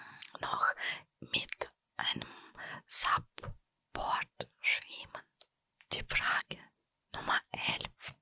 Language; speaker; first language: German; non-native, fluent; Russian